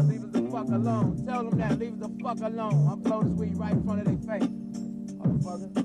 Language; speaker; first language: English; native; English